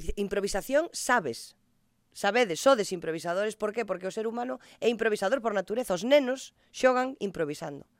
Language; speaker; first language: Galician; non-native, local second language; Spanish